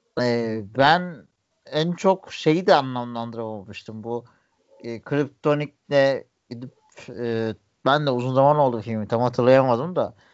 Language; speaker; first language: Turkish; native; Turkish